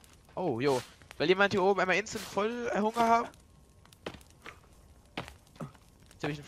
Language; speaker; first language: German; native; German